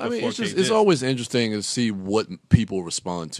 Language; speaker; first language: English; native; English